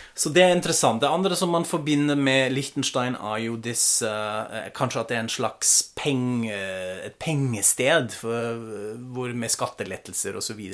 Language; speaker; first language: Norwegian; non-native, fluent; German